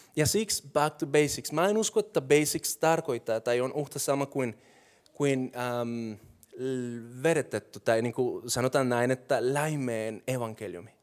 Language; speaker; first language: Finnish; non-native, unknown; Spanish